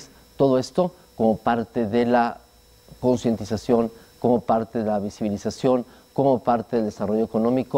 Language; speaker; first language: Spanish; native; Spanish